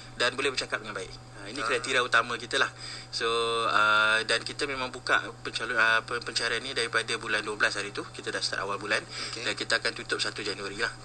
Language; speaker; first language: Malay; native; Malay